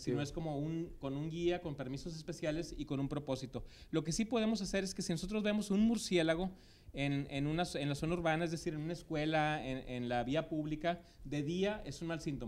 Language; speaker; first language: Spanish; native; Spanish